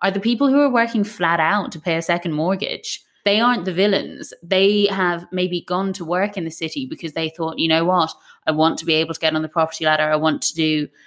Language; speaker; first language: English; native; English